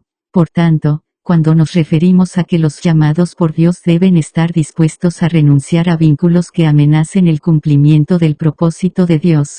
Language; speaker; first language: Spanish; native; Spanish